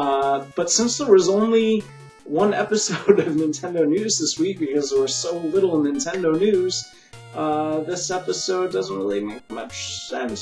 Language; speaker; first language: English; native; English